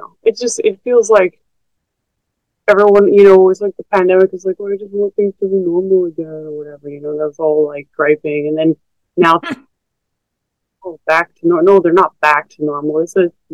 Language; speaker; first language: English; native; English